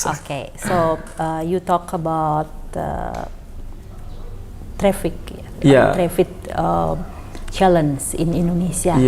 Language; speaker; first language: English; non-native, fluent; Indonesian